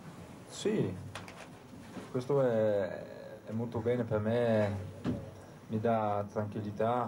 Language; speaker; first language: Italian; non-native, fluent; Danish